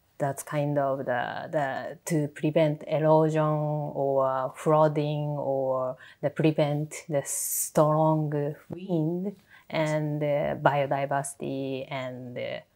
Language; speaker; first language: English; non-native, learner; Japanese